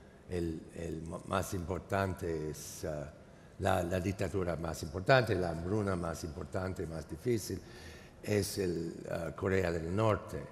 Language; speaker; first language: Spanish; non-native, fluent; English